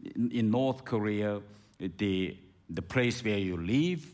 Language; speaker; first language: English; non-native, fluent; Korean